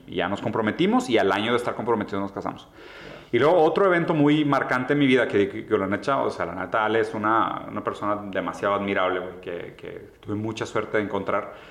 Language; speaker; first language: Spanish; early bilingual, other home language; Portuguese